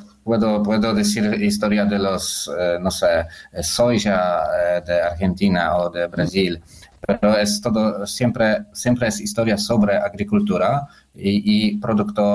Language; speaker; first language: Spanish; non-native, learner; Polish